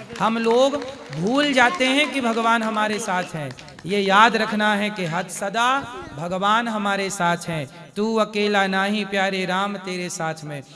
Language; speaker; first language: Hindi; native; Hindi